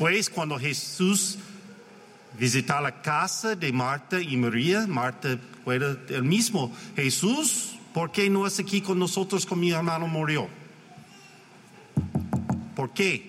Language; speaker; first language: Spanish; non-native, learner; English